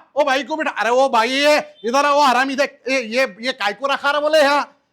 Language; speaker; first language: Hindi; non-native, local second language; Marathi